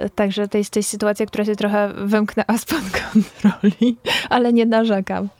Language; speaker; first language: Polish; native; Polish